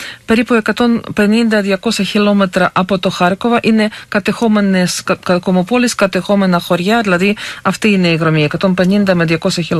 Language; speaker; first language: Greek; non-native, fluent; Ukrainian